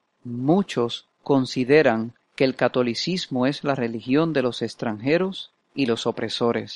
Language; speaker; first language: Spanish; non-native, fluent; English